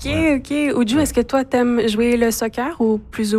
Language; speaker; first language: French; native; French